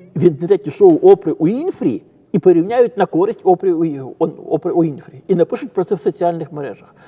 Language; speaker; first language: Ukrainian; native; Ukrainian